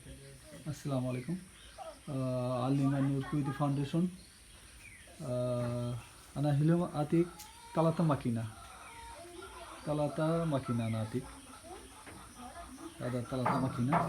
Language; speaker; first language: Arabic; non-native, learner; Bangla